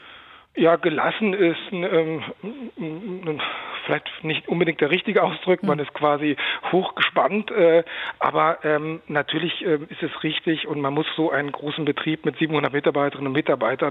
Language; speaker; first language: German; native; German